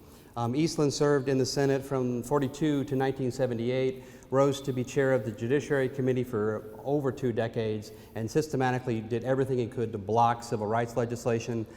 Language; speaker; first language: English; native; English